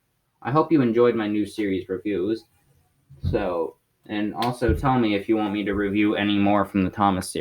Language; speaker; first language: English; native; English